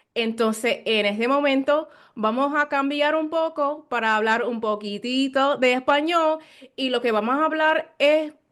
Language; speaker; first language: Spanish; non-native, learner; English